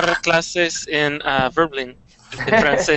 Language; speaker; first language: Spanish; non-native, learner; English